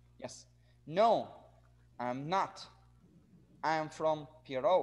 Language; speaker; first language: English; non-native, fluent; Arabic